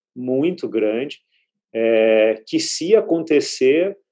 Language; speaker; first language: Portuguese; native; Portuguese